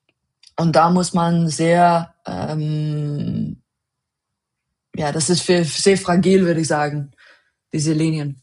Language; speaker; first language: German; non-native, fluent; Dutch